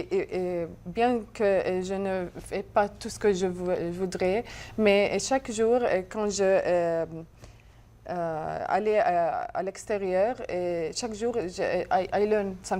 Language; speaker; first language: French; non-native, learner; Arabic